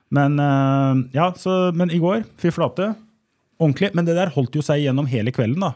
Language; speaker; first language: Norwegian; early bilingual, other home language; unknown